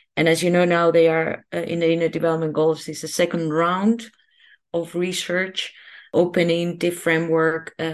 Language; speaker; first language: English; non-native, fluent; Spanish